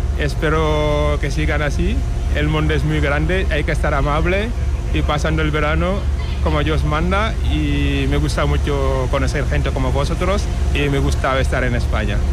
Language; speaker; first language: Spanish; non-native, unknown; Wolof